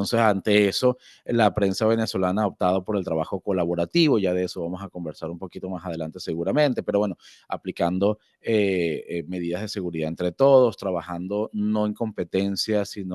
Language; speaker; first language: Spanish; native; Spanish